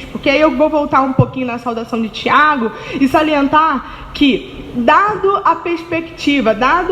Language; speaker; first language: Portuguese; native; Portuguese